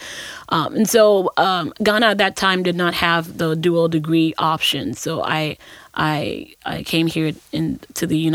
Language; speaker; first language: English; non-native, local second language; Akan